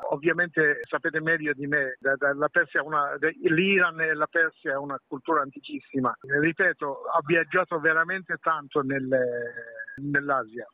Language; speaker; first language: Italian; non-native, fluent; Persian